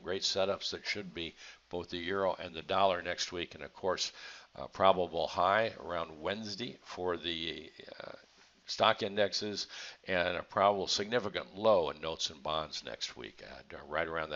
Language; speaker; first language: English; native; English